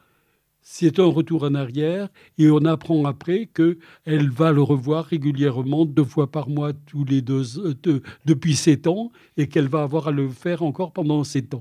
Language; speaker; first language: French; native; French